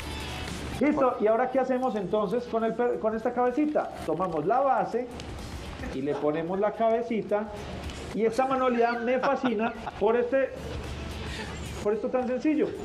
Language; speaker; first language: Spanish; native; Spanish